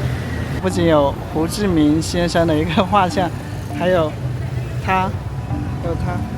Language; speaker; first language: Chinese; native; Chinese